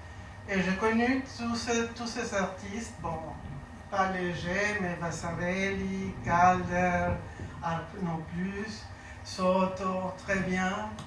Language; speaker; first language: French; non-native, learner; Spanish